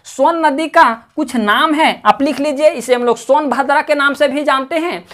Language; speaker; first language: Hindi; native; Hindi